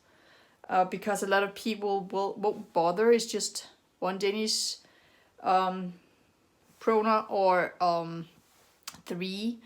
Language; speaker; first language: English; non-native, fluent; Danish